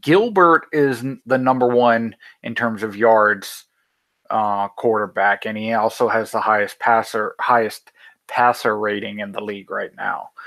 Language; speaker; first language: English; native; English